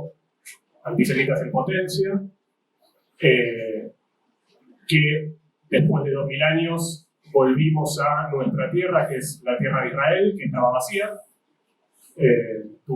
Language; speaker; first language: Spanish; native; Spanish